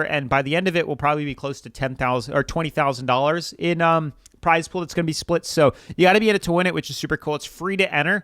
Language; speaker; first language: English; native; English